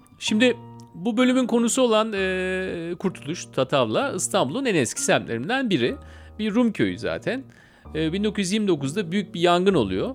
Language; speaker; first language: Turkish; native; Turkish